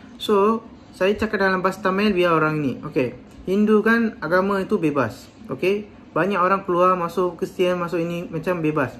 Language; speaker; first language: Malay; non-native, local second language; Tamil